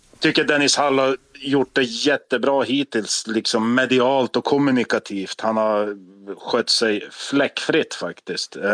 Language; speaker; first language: Swedish; native; Swedish